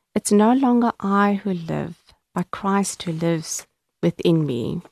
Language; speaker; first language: English; native; English